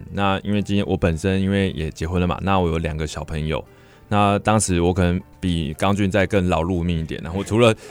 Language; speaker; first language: Chinese; native; Chinese